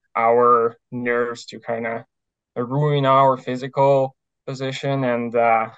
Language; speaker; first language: English; non-native, fluent; Ukrainian